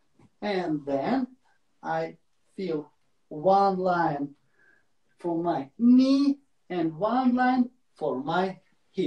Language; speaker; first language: English; non-native, learner; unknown